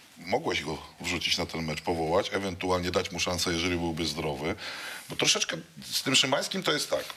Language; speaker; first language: Polish; native; Polish